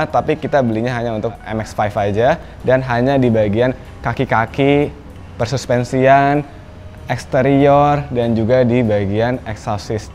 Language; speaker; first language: Indonesian; native; Indonesian